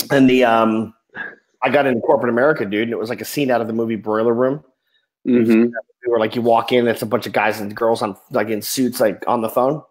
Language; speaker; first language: English; native; English